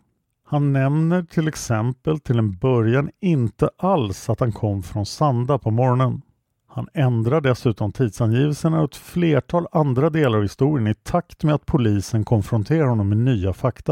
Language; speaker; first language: Swedish; native; Swedish